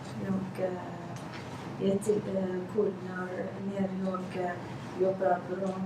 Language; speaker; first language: Swedish; non-native, learner; Arabic